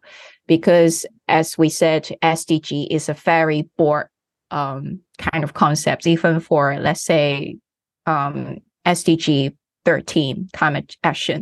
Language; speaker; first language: English; non-native, local second language; Cantonese